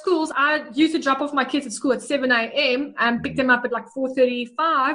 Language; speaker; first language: English; non-native, local second language; Afrikaans